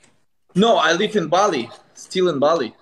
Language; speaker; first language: English; non-native, learner; Russian